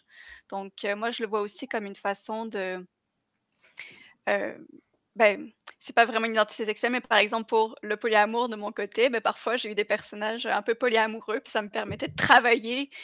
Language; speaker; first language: French; native; French